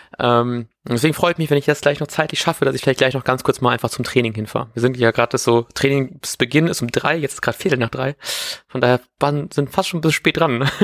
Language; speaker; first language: German; native; German